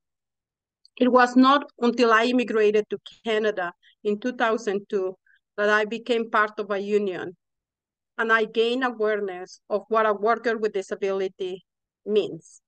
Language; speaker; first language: English; non-native, fluent; Spanish